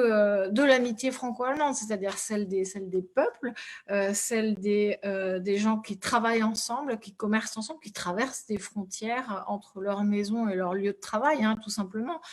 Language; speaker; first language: French; native; French